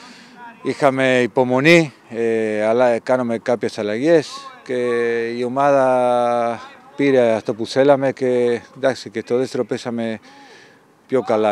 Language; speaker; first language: Greek; non-native, fluent; Spanish